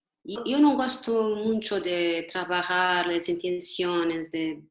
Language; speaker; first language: Spanish; non-native, learner; Portuguese